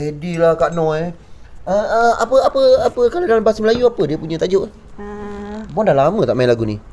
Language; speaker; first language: Malay; native; Malay